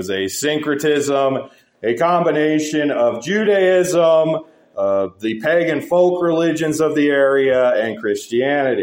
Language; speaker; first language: English; native; English